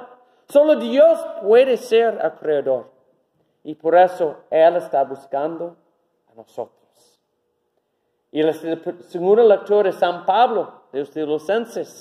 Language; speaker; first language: Spanish; non-native, learner; English